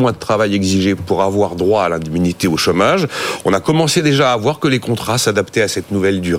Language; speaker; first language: French; native; French